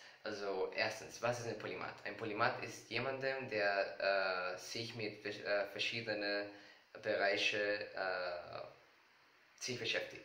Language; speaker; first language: German; non-native, learner; Spanish